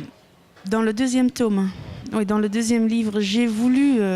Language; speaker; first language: French; non-native, local second language; Dutch